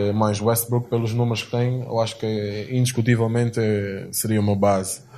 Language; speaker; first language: Portuguese; native; Portuguese